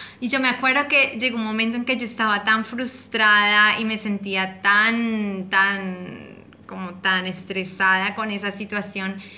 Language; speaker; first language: Spanish; native; Spanish